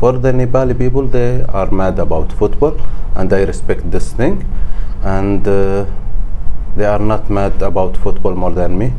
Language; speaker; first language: English; non-native, learner; Arabic